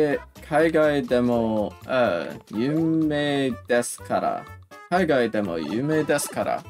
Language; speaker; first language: Japanese; non-native, learner; English